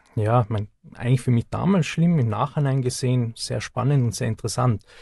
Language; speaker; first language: German; native; German